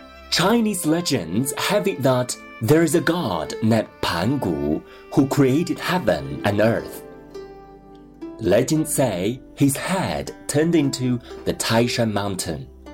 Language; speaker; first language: English; non-native, fluent; Chinese